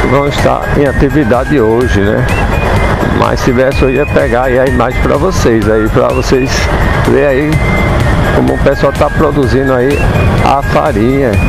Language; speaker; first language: Portuguese; native; Portuguese